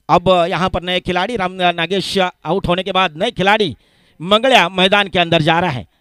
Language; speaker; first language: Hindi; non-native, local second language; Marathi